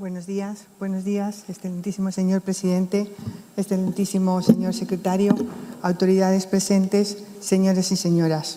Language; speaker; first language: Spanish; native; Spanish